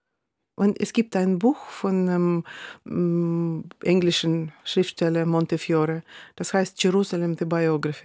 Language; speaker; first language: German; non-native, fluent; Russian